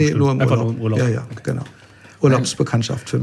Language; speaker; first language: German; native; German